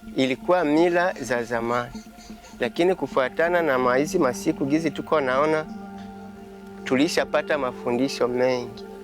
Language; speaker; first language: Swahili; non-native, local second language; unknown